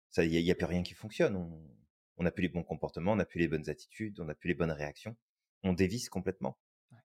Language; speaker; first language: French; native; French